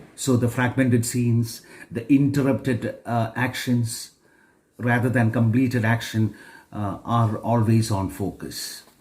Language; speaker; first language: English; non-native, local second language; Malayalam